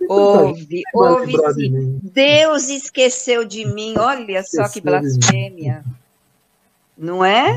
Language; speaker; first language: Portuguese; native; Portuguese